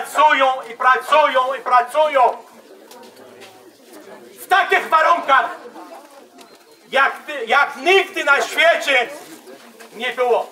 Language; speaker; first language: Polish; non-native, fluent; Arabic